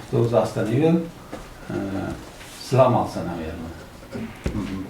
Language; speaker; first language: Russian; non-native, learner; Uzbek